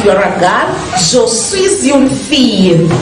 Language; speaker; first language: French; non-native, fluent; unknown